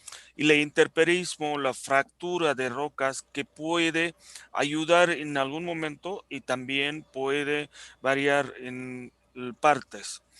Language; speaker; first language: Spanish; non-native, fluent; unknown